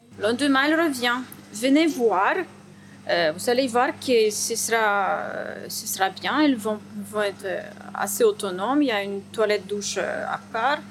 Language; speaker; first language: French; non-native, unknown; Ukrainian